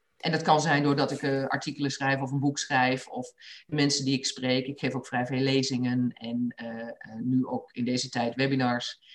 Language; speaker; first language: Dutch; native; Dutch